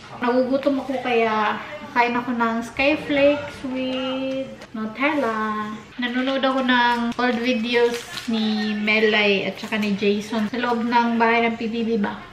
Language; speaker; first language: Filipino; non-native, local second language; Cebuano